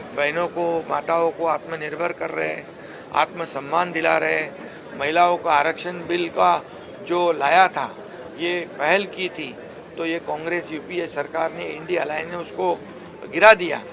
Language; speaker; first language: Hindi; non-native, local second language; Marathi